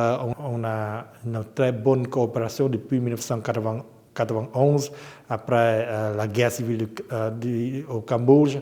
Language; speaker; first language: French; non-native, fluent; Khmer